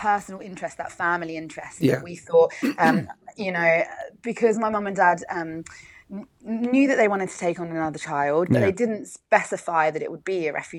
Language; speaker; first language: English; native; English